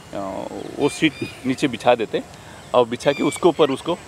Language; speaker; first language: Hindi; non-native, local second language; Odia